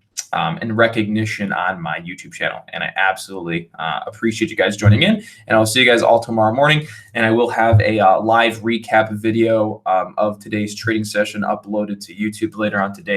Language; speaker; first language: English; native; English